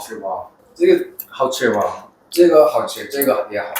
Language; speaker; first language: Chinese; non-native, learner; Korean